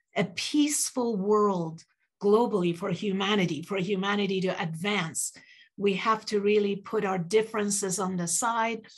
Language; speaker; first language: English; early bilingual, other home language; Persian